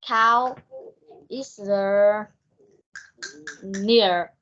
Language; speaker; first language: English; non-native, learner; Vietnamese